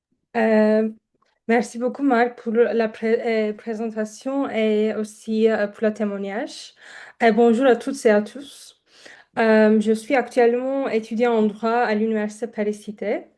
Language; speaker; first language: French; non-native, fluent; Turkish